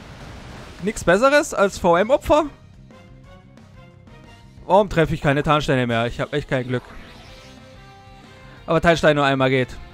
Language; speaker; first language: German; native; German